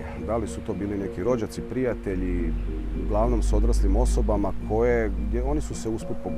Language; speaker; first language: Croatian; native; Croatian